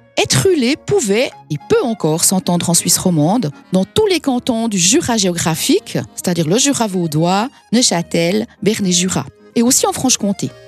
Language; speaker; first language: French; native; French